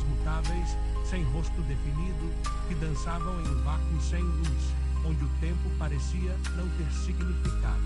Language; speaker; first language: Portuguese; native; Portuguese